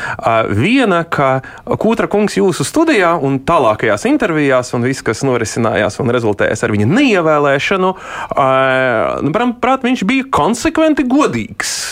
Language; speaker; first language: Latvian; non-native, local second language; Russian